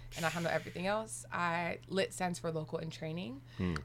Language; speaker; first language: English; native; English